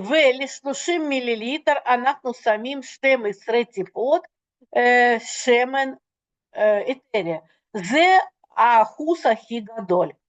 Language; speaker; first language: Hebrew; non-native, fluent; Russian